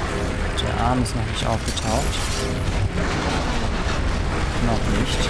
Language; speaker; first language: German; native; German